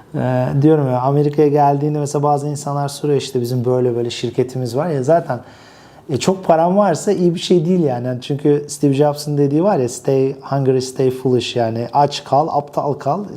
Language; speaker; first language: Turkish; early bilingual, other home language; English